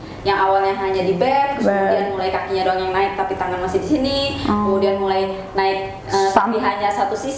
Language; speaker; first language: Indonesian; native; Indonesian